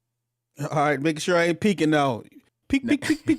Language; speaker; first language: English; native; English